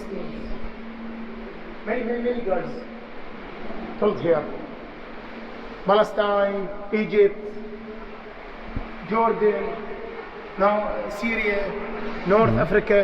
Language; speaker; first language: English; non-native, learner; Arabic